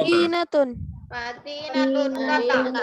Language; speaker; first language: Arabic; non-native, fluent; Indonesian